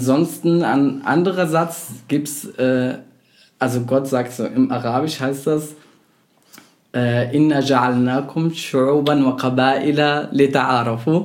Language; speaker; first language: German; non-native, fluent; Arabic